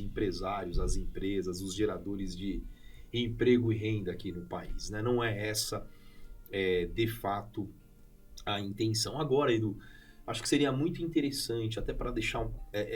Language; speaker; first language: Portuguese; native; Portuguese